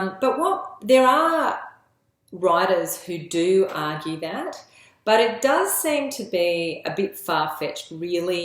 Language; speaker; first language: English; native; English